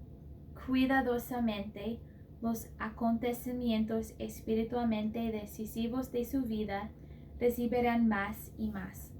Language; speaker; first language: Spanish; non-native, fluent; English